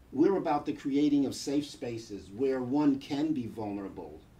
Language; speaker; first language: English; native; English